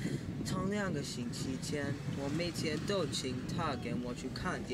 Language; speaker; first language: Chinese; non-native, learner; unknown